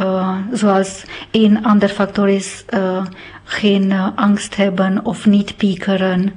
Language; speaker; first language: Dutch; non-native, fluent; Romanian